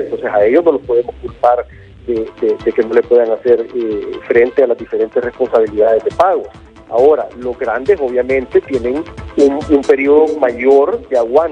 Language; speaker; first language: Spanish; native; Spanish